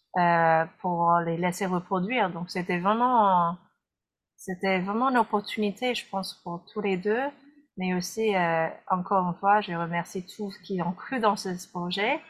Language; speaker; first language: French; non-native, fluent; English